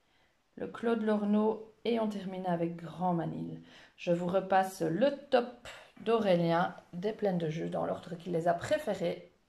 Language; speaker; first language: French; native; French